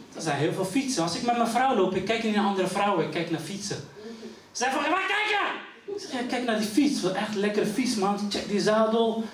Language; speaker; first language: Dutch; early bilingual, other home language; Riffian